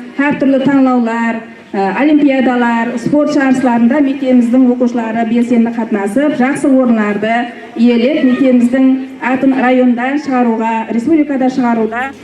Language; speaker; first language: Uzbek; non-native, local second language; Kara-Kalpak